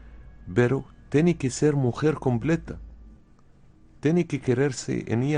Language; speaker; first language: Spanish; non-native, fluent; Arabic